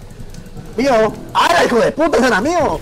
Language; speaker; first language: Spanish; native; Spanish